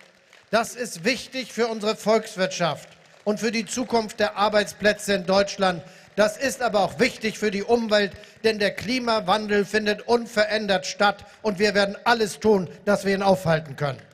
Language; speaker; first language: German; native; German